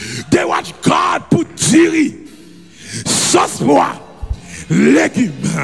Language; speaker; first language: English; non-native, fluent; Haitian Creole